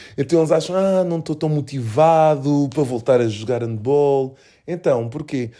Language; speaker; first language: Portuguese; early bilingual, other home language; Kabuverdianu